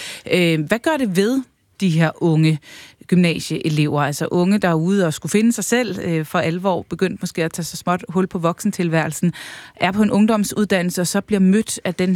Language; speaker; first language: Danish; native; Danish